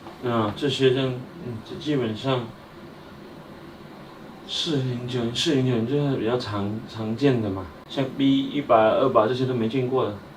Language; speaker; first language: Chinese; native; Chinese